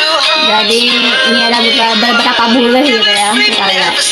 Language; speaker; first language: Indonesian; native; Indonesian